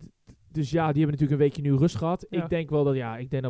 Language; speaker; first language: Dutch; native; Dutch